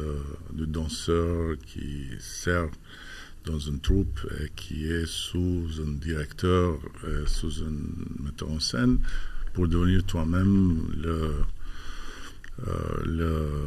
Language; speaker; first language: French; non-native, fluent; Albanian